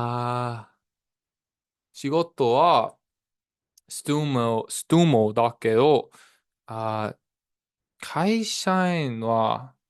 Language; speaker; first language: Japanese; non-native, learner; English